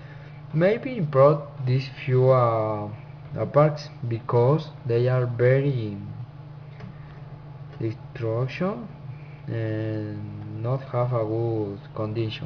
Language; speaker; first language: English; non-native, learner; Spanish